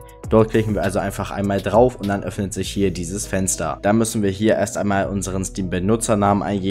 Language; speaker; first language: German; native; German